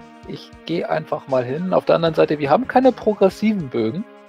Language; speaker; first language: German; native; German